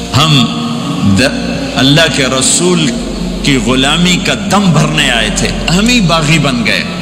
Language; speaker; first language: Urdu; non-native, local second language; Punjabi